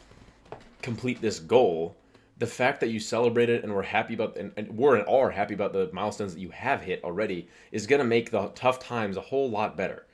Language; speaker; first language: English; native; English